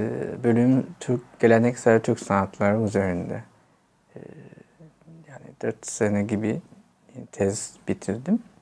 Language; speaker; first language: Turkish; non-native, fluent; Chinese